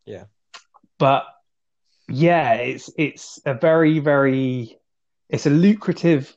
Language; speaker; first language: English; native; English